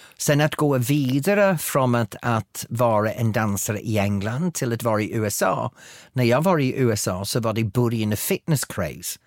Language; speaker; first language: Swedish; non-native, fluent; English